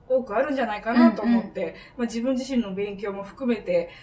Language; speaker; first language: Japanese; native; Japanese